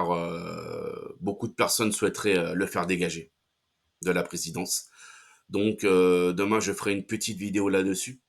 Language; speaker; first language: French; native; French